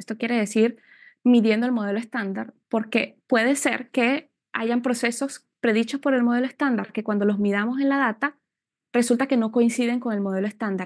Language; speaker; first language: Spanish; native; Spanish